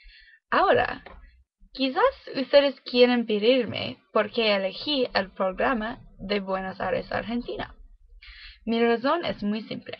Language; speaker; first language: Spanish; non-native, learner; English